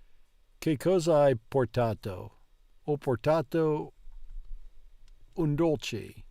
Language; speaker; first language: Italian; non-native, learner; English